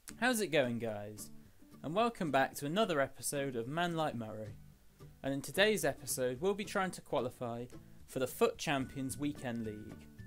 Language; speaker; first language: English; native; English